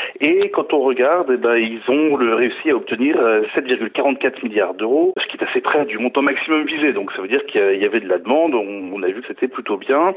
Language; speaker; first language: French; native; French